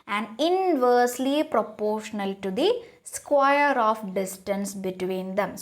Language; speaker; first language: English; non-native, local second language; Malayalam